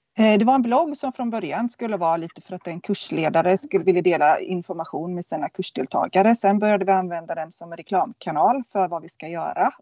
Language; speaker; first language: Swedish; native; Swedish